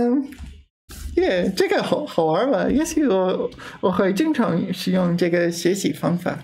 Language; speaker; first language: Chinese; non-native, learner; English